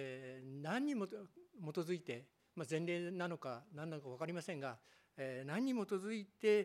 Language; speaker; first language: Japanese; native; Japanese